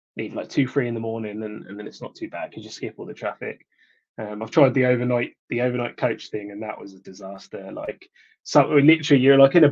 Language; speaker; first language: English; native; English